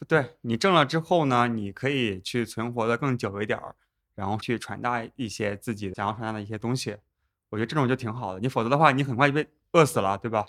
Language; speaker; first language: Chinese; native; Chinese